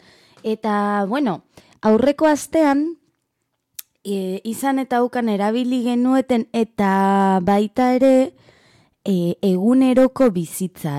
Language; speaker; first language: Basque; non-native, learner; Spanish